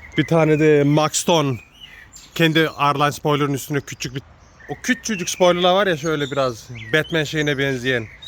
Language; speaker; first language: Turkish; early bilingual, heritage; Turkish